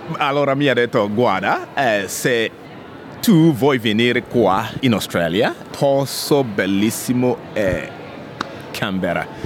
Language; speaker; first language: Italian; non-native, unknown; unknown